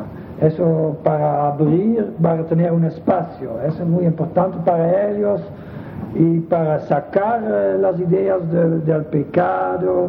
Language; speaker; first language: Spanish; non-native, fluent; Dutch